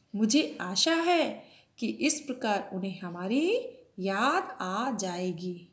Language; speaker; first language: Hindi; native; Hindi